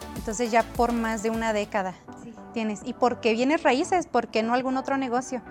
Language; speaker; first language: Spanish; native; Spanish